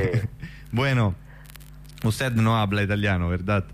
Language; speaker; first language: Spanish; non-native, fluent; Italian